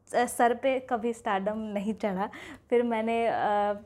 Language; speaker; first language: Hindi; native; Hindi